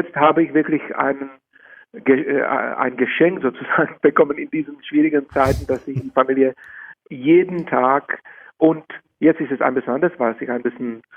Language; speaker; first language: German; non-native, fluent; Czech